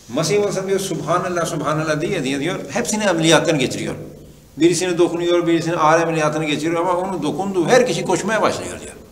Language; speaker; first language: Turkish; non-native, fluent; Urdu